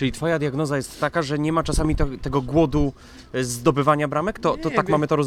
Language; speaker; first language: Polish; native; Polish